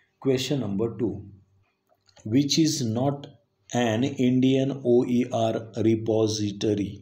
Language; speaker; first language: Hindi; non-native, local second language; Marathi